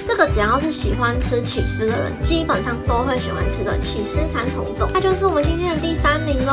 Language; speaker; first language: Chinese; native; Chinese